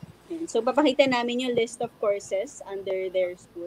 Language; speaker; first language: English; non-native, local second language; Filipino